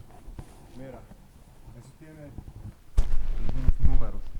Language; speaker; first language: Spanish; non-native, learner; Bulgarian